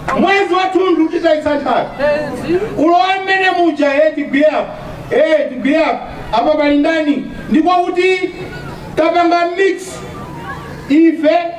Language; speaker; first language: Nyanja; non-native, local second language; Tumbuka